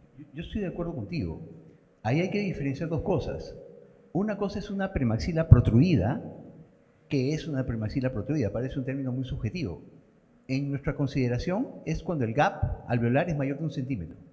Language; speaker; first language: Spanish; native; Spanish